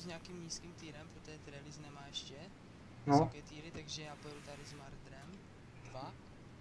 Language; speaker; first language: Czech; native; Czech